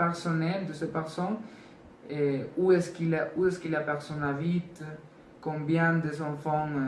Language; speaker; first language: French; non-native, learner; Spanish